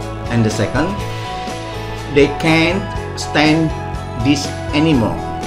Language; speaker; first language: English; non-native, fluent; Indonesian